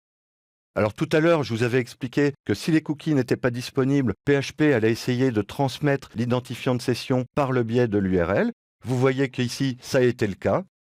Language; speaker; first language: French; native; French